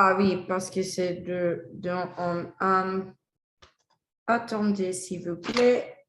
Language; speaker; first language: French; non-native, learner; Spanish